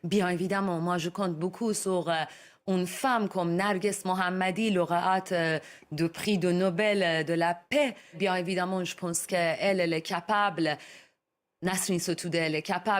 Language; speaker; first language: French; non-native, learner; Persian